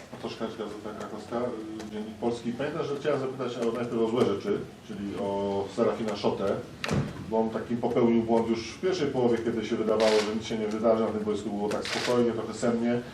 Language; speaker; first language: Polish; native; Polish